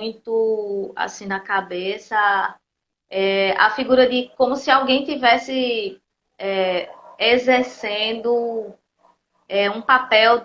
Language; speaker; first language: Portuguese; native; Portuguese